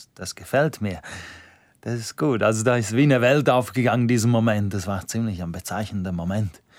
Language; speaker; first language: German; non-native, local second language; Romansh